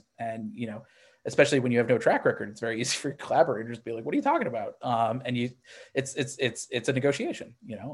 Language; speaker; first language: English; native; English